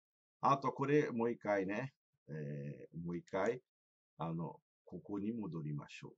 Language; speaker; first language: Japanese; non-native, fluent; Portuguese